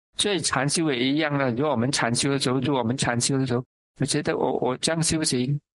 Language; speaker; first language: Chinese; non-native, local second language; Min Nan Chinese